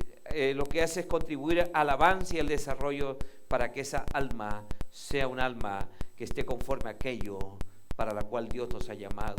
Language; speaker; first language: Spanish; native; Spanish